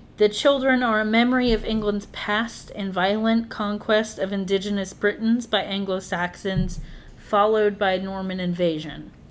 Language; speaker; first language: English; native; English